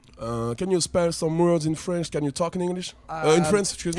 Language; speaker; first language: English; non-native, learner; French